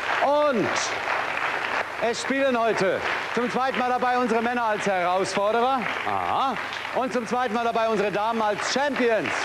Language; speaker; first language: German; native; German